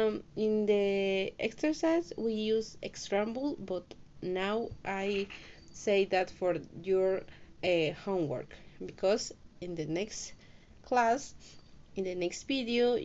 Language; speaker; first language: English; non-native, learner; Spanish